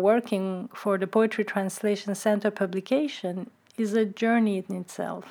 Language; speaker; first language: English; non-native, fluent; Turkish